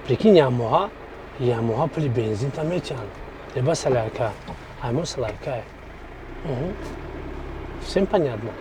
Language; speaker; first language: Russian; non-native, fluent; Tajik